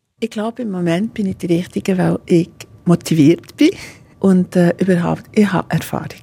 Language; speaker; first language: German; non-native, fluent; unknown